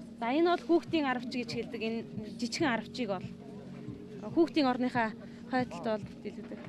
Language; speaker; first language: Mongolian; non-native, local second language; Kazakh